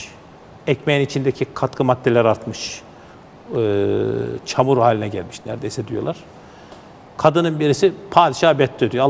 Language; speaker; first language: Turkish; native; Turkish